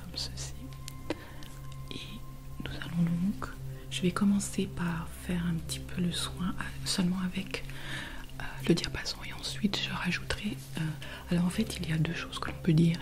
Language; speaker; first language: French; native; French